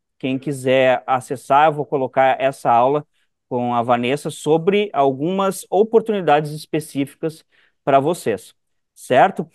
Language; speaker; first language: Portuguese; native; Portuguese